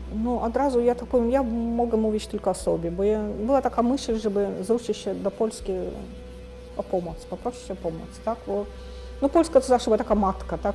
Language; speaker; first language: Polish; non-native, fluent; Russian